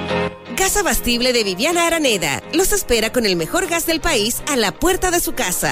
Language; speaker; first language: Spanish; native; Spanish